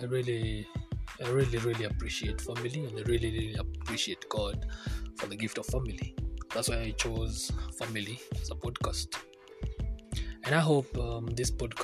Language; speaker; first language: English; non-native, local second language; Kikuyu